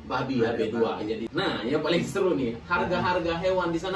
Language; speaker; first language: Indonesian; native; Indonesian